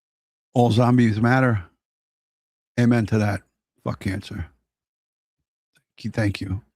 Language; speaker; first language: English; native; English